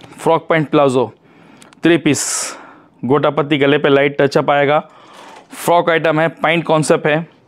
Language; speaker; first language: Hindi; non-native, local second language; Urdu